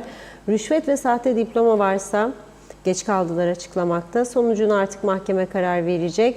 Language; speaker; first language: Turkish; native; Turkish